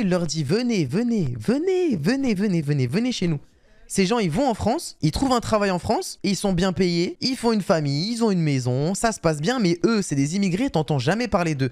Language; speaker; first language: French; native; French